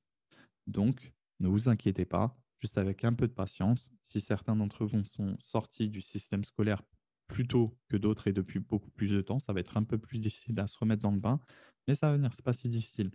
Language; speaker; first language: French; native; French